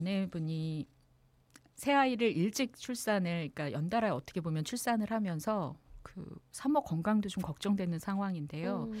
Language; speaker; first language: Korean; native; Korean